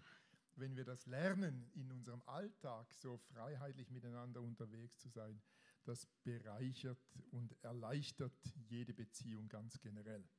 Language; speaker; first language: German; native; German